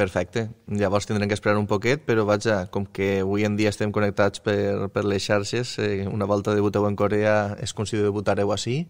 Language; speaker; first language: Catalan; native; Catalan